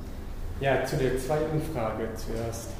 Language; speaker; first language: German; non-native, fluent; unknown